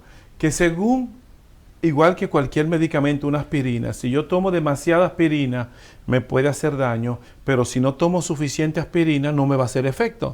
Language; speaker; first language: Spanish; native; Spanish